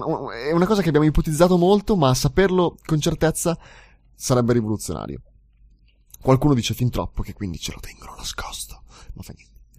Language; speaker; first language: Italian; native; Italian